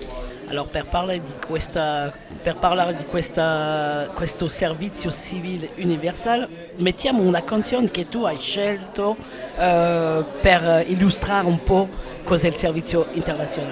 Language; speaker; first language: Italian; non-native, learner; French